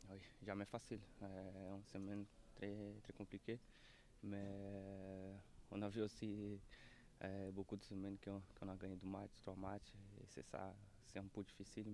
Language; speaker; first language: French; non-native, learner; Portuguese